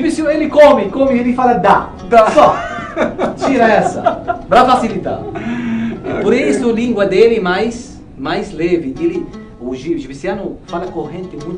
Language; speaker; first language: Portuguese; non-native, learner; Arabic